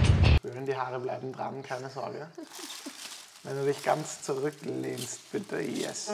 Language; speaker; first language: German; native; German